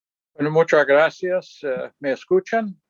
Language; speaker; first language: Spanish; non-native, fluent; English